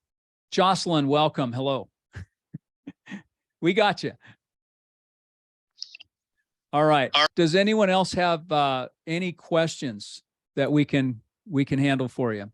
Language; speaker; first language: English; native; English